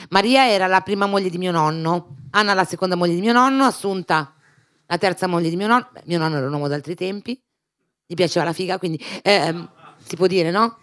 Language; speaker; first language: Italian; native; Italian